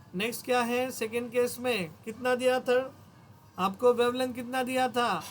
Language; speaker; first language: Hindi; non-native, local second language; Marathi